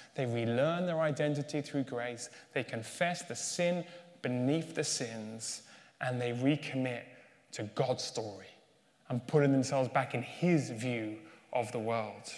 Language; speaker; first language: English; native; English